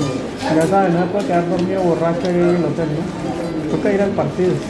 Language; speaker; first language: Spanish; native; Spanish